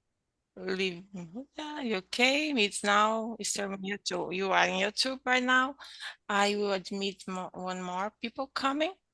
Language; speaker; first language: English; non-native, learner; Portuguese